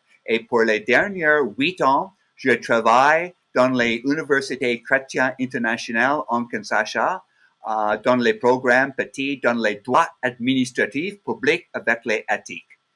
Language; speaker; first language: French; non-native, learner; English